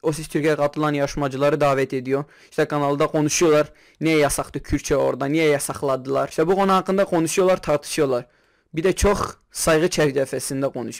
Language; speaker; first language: Turkish; non-native, local second language; Kurdish